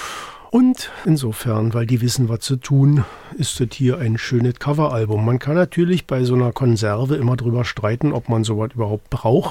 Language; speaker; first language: German; native; German